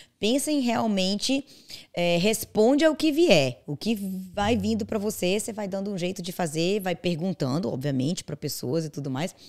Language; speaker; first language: Portuguese; native; Portuguese